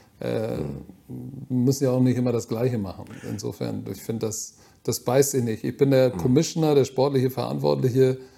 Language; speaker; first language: German; native; German